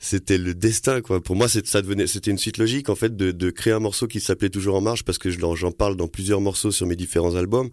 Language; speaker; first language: French; native; French